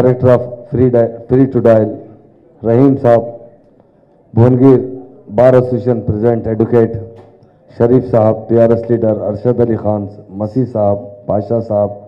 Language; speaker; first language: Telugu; non-native, local second language; Urdu